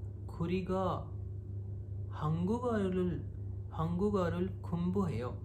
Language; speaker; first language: Korean; non-native, learner; Hindi